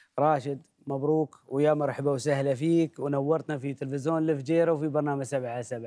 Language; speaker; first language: Arabic; native; Arabic